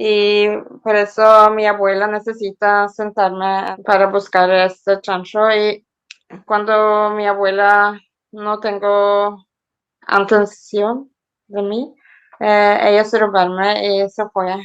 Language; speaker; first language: Spanish; early bilingual, heritage; Norwegian